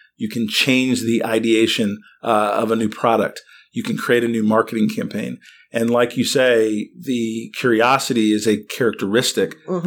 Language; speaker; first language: English; native; English